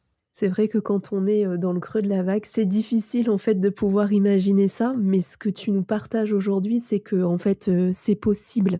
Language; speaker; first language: French; native; French